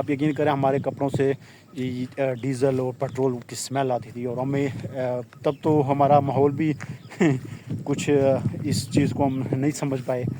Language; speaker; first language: Urdu; non-native, local second language; Pashto